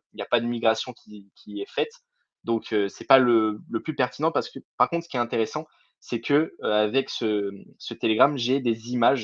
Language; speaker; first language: French; native; French